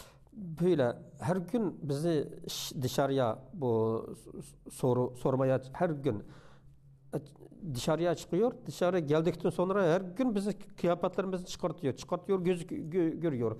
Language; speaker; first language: Turkish; non-native, learner; Uyghur